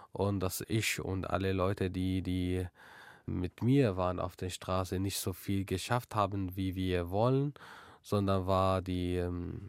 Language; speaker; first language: German; non-native, fluent; Arabic